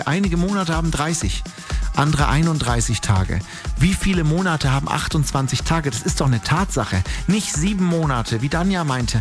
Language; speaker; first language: German; native; German